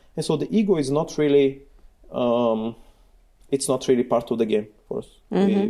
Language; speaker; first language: English; non-native, fluent; Bulgarian